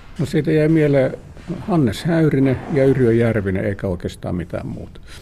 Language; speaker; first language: Finnish; native; Finnish